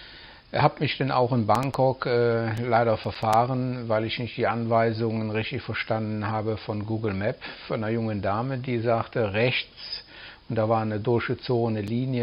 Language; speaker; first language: German; native; German